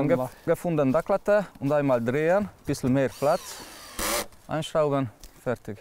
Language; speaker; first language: German; non-native, learner; Hungarian